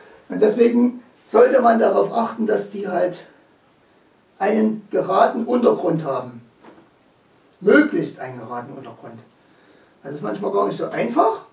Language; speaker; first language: German; native; German